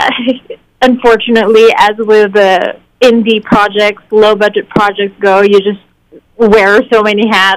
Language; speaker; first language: English; non-native, local second language; Filipino